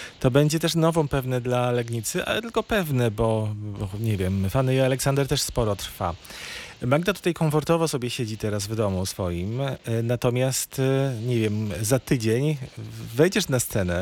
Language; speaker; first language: Polish; native; Polish